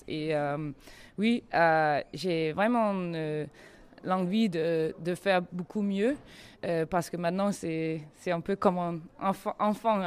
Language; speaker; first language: French; non-native, learner; Danish